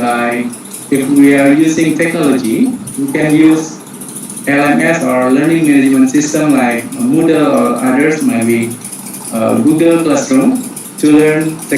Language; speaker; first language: English; non-native, fluent; Indonesian